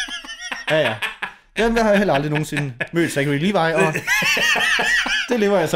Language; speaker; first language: Danish; native; Danish